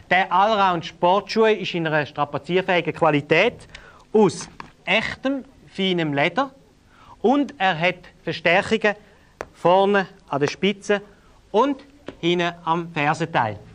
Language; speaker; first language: German; native; German